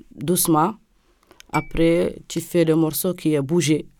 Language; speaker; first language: French; non-native, local second language; Arabic